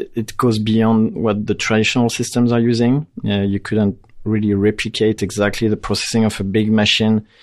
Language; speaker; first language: English; non-native, fluent; French